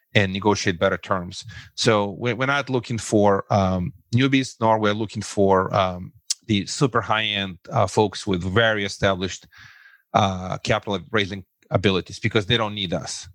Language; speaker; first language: English; non-native, fluent; Russian